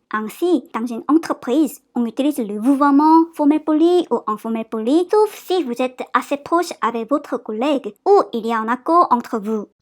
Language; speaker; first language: French; non-native, fluent; Korean